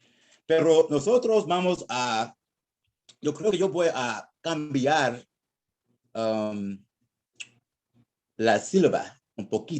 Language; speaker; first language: Spanish; non-native, learner; English